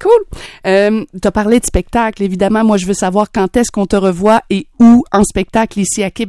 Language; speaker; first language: French; native; French